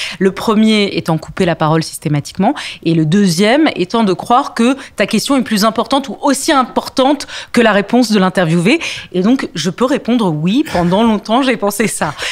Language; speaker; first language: French; early bilingual, other home language; Arabic